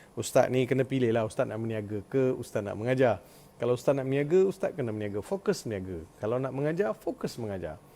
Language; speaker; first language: Malay; non-native, local second language; Tamil